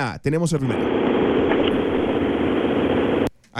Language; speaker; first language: Spanish; native; Spanish